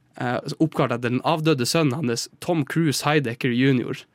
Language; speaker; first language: Norwegian; native; Norwegian